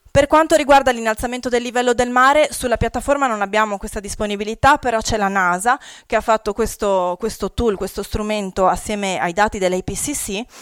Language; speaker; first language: Italian; native; Italian